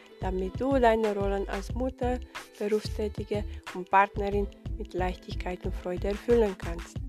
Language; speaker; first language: German; non-native, fluent; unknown